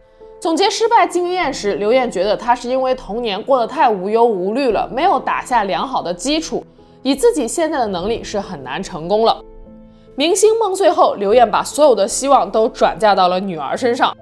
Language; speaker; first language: Chinese; native; Chinese